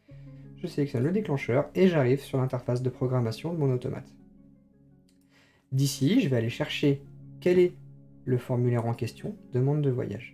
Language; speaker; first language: French; native; French